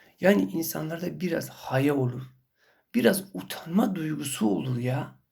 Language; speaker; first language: Turkish; non-native, local second language; Kurdish